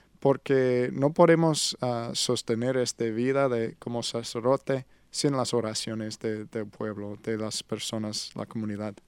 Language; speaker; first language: Spanish; non-native, learner; English